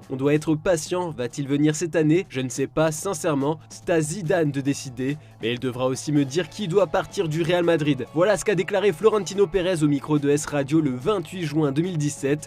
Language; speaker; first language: French; native; French